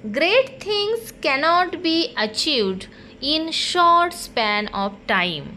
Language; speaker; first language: English; non-native, local second language; Marathi